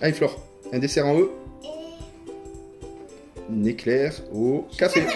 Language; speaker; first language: French; native; French